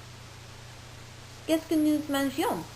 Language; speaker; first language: French; non-native, learner; English